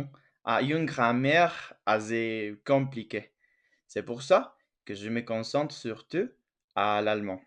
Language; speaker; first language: French; non-native, fluent; Spanish